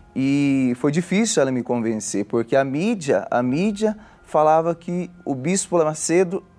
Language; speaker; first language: Portuguese; native; Portuguese